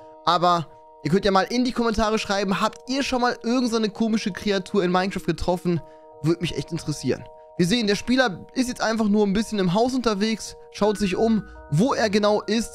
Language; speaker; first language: German; native; German